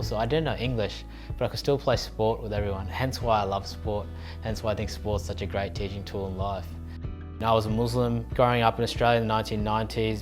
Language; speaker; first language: English; early bilingual, other home language; Urdu